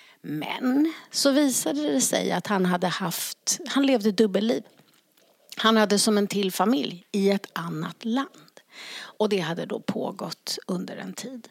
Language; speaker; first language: Swedish; native; Swedish